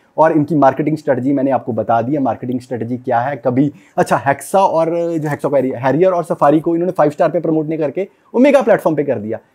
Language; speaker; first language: Hindi; non-native, local second language; Punjabi